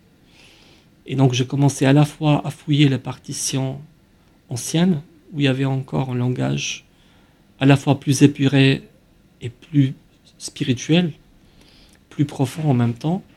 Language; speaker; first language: French; non-native, fluent; Albanian